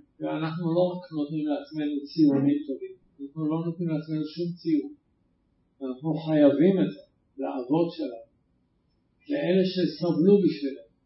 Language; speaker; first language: Hebrew; native; Hebrew